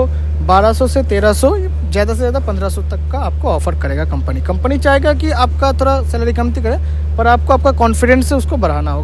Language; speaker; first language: Hindi; non-native, local second language; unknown